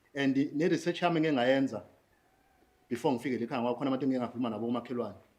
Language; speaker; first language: Zulu; native; Zulu